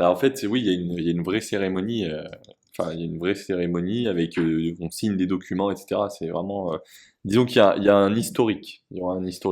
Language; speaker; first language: French; native; French